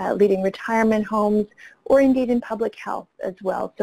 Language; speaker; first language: English; native; English